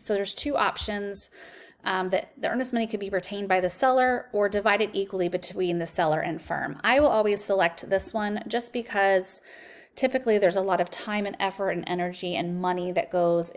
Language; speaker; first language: English; native; English